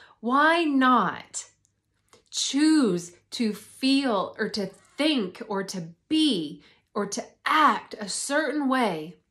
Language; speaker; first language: English; native; English